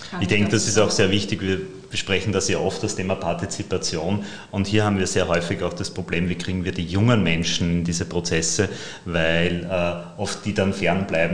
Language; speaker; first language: German; native; German